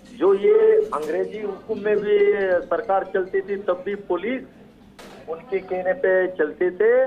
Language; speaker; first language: Hindi; non-native, local second language; Kannada